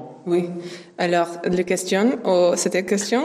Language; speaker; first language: French; non-native, learner; English